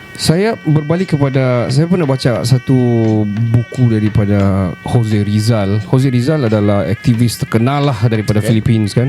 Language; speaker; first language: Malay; native; Malay